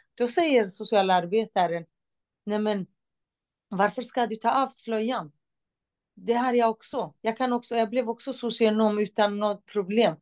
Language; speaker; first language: Swedish; non-native, fluent; Central Kurdish